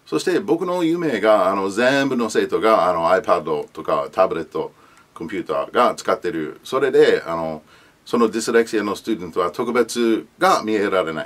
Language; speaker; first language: Japanese; non-native, learner; English